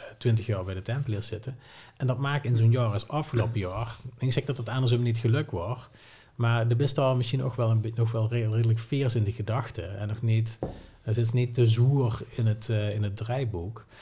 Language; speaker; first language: Dutch; non-native, local second language; Limburgish